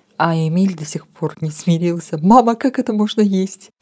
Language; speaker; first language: Russian; non-native, local second language; Armenian